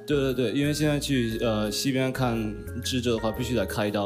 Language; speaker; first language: Chinese; early bilingual, heritage; Chinese